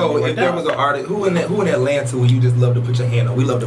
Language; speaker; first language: English; native; English